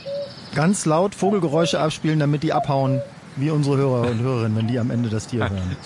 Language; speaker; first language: German; native; German